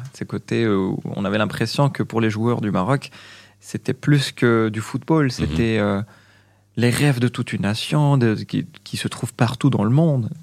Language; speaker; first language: French; non-native, local second language; Arabic